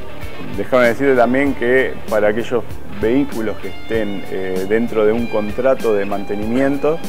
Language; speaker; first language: Spanish; native; Spanish